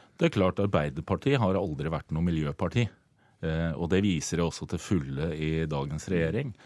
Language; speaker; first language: Norwegian; native; Norwegian